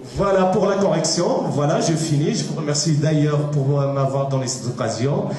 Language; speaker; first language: French; non-native, local second language; Arabic